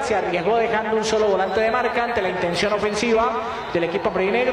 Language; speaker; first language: Spanish; native; Spanish